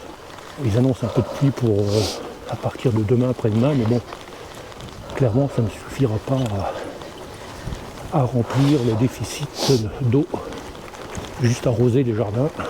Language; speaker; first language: French; native; French